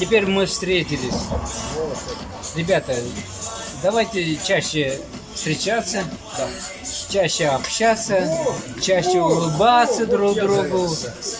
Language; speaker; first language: Russian; non-native, local second language; Chuvash